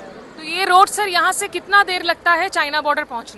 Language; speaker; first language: Hindi; native; Hindi